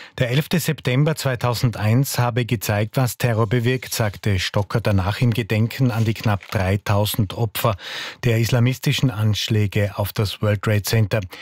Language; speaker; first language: German; native; German